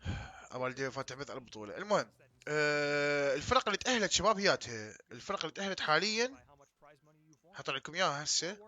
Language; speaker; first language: Arabic; native; Arabic